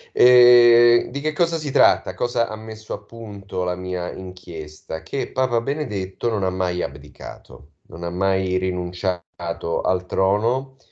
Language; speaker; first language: Italian; native; Italian